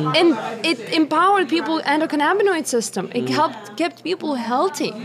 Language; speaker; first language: English; non-native, fluent; Lithuanian